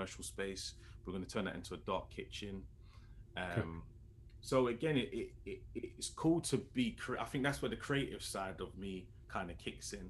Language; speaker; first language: English; native; English